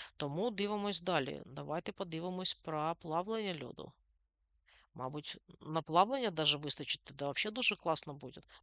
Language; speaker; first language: Ukrainian; non-native, local second language; Russian